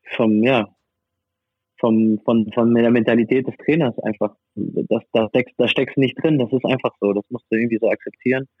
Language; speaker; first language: German; non-native, fluent; French